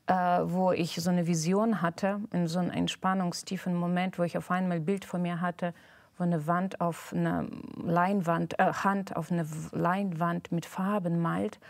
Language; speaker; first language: German; non-native, fluent; Russian